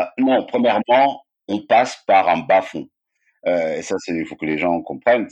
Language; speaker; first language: French; non-native, local second language; Malagasy